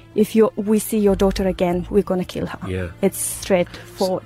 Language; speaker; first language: English; non-native, fluent; Persian